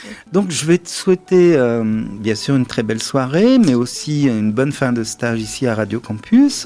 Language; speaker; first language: French; native; French